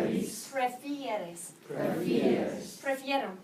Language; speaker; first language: Spanish; non-native, fluent; English